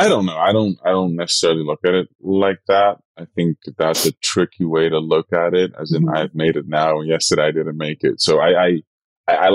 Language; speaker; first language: English; non-native, fluent; Dutch